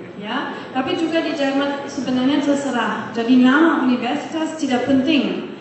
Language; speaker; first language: Indonesian; non-native, fluent; German